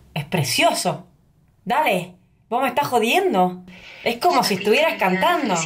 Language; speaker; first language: Spanish; native; Spanish